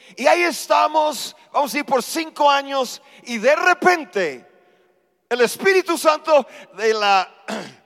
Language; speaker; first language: Spanish; non-native, fluent; English